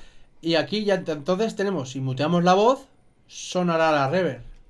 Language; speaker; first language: Spanish; native; Spanish